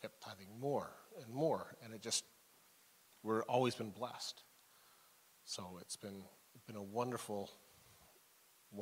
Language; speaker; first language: English; native; English